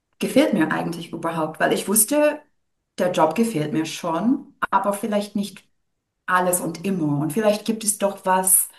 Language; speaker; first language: German; non-native, fluent; English